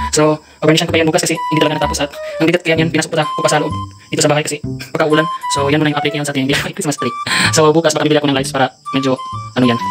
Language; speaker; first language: Filipino; non-native, local second language; Cebuano